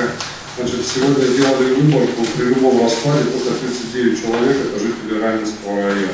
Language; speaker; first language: Russian; native; Russian